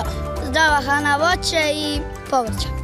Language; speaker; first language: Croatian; early bilingual, heritage; Croatian